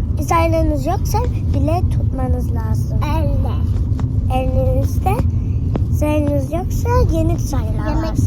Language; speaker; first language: Turkish; early bilingual, heritage; Turkish